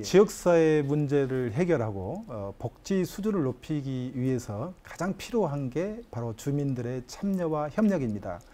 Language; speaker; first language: Korean; native; Korean